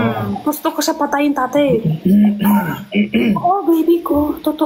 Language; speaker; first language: Filipino; non-native, learner; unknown